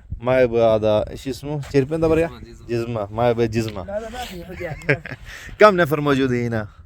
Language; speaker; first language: Arabic; non-native, learner; Malayalam